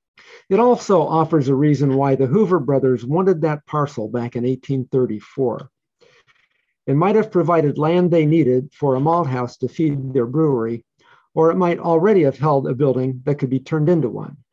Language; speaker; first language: English; native; English